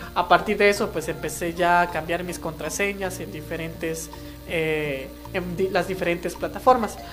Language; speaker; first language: Spanish; non-native, local second language; Kaqchikel